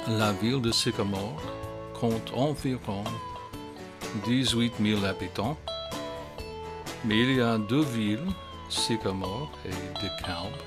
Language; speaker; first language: French; non-native, fluent; English